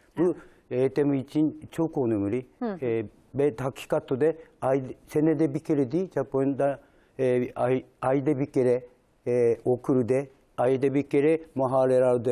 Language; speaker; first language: Turkish; non-native, learner; Japanese